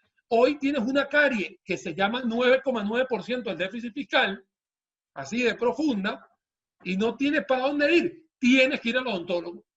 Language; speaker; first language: Spanish; native; Spanish